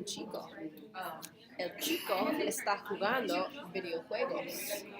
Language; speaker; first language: Spanish; non-native, learner; English